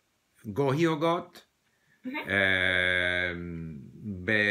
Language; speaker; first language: Persian; non-native, learner; English